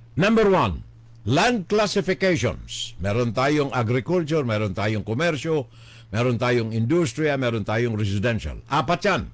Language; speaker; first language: Filipino; native; Filipino